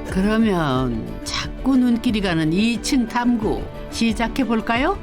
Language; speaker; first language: Korean; native; Korean